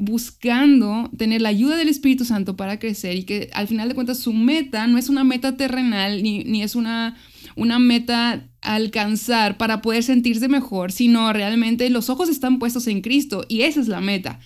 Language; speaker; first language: Spanish; native; Spanish